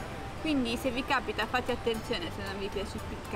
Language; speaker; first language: Italian; native; Italian